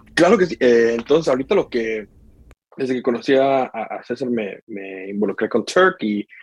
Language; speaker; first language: Spanish; early bilingual, heritage; Spanish